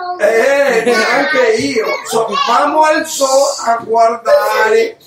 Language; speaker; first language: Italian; non-native, learner; Spanish